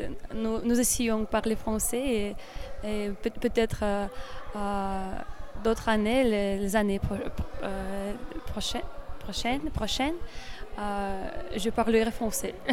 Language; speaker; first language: French; non-native, learner; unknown